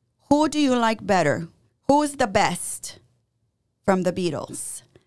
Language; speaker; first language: English; early bilingual, other home language; Spanish